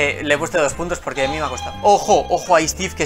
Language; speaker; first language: Spanish; native; Spanish